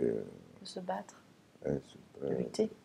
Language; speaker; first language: French; native; French